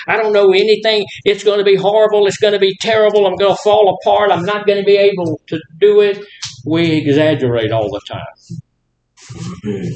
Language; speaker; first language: English; native; English